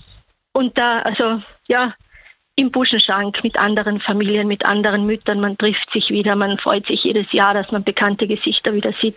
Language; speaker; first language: German; native; German